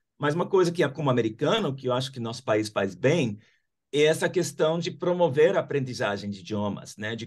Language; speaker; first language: Portuguese; non-native, fluent; English